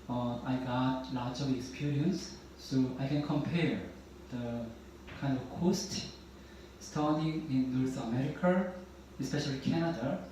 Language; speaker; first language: English; non-native, learner; Korean